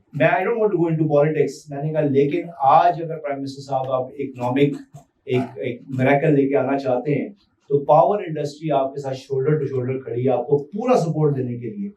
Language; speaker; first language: Urdu; non-native, local second language; Punjabi